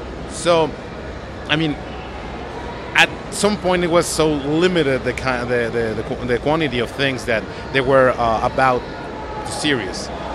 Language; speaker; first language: English; non-native, fluent; Spanish